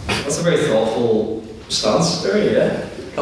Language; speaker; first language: English; native; English